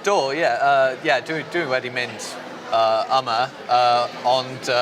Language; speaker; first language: Welsh; non-native, local second language; English